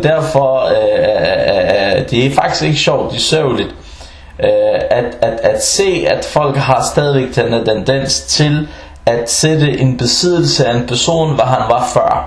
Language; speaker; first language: Danish; early bilingual, other home language; Arabic